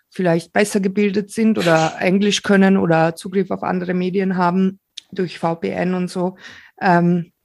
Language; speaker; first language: German; early bilingual, other home language; Slovak